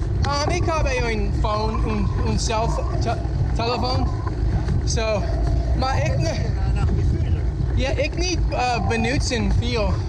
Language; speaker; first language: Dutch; non-native, learner; English